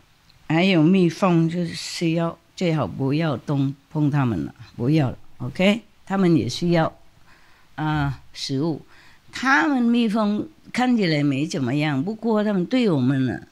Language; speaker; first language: Chinese; non-native, fluent; Vietnamese